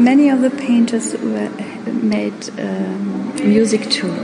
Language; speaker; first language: English; non-native, learner; German